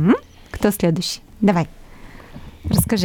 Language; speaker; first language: Russian; native; Russian